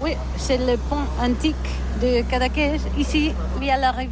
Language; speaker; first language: French; non-native, learner; Catalan